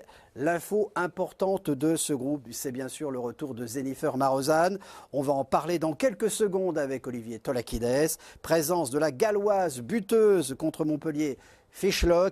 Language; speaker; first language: French; native; French